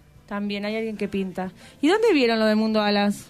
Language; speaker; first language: Spanish; native; Spanish